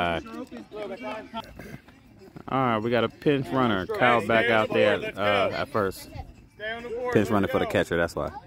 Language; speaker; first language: English; native; English